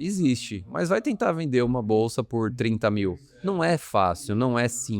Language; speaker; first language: Portuguese; native; Portuguese